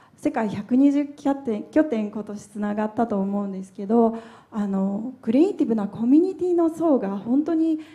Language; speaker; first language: Japanese; native; Japanese